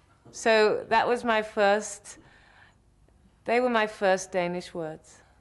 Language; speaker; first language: English; native; English